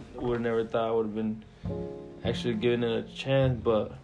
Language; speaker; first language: English; early bilingual, other home language; Spanish